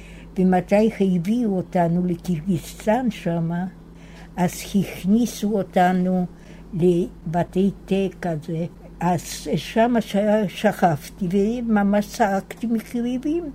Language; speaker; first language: Hebrew; non-native, fluent; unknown